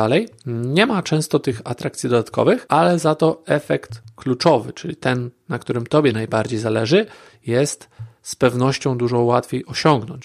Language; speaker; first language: Polish; native; Polish